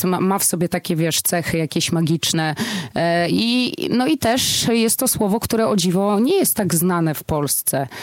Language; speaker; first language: Polish; native; Polish